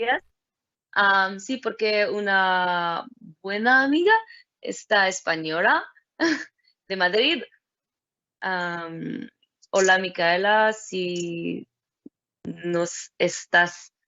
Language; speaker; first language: Spanish; non-native, learner; French